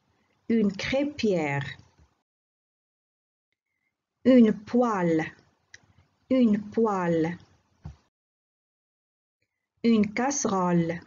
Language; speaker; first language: French; non-native, local second language; Arabic